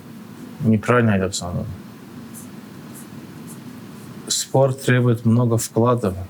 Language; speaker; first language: Russian; non-native, local second language; Turkmen